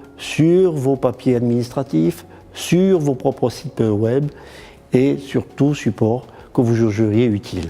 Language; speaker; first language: French; native; French